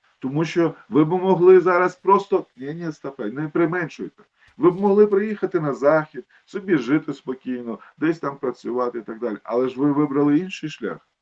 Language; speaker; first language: Ukrainian; non-native, local second language; Russian